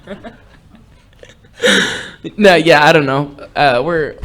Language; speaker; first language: English; native; English